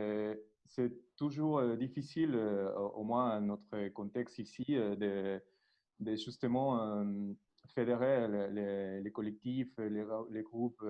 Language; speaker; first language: French; non-native, learner; Spanish